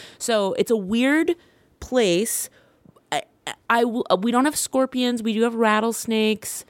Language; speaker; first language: English; native; English